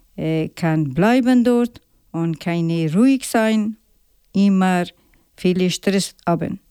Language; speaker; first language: German; non-native, learner; Persian